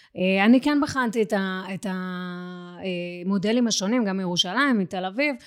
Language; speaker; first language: Hebrew; native; Hebrew